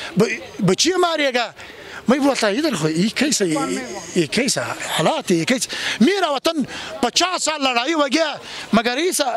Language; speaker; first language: Hindi; non-native, learner; Pashto